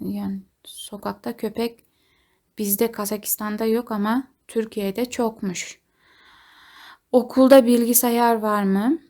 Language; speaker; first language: Turkish; non-native, learner; Kazakh